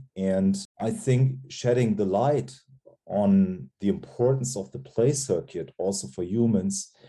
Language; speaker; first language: English; non-native, fluent; German